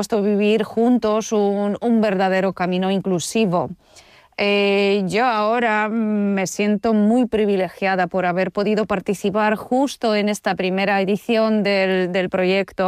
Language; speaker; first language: Spanish; non-native, fluent; Polish